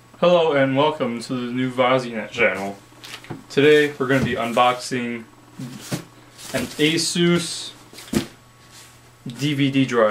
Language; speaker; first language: English; native; English